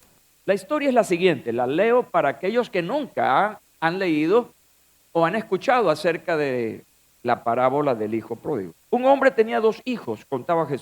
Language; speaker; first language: Spanish; native; Spanish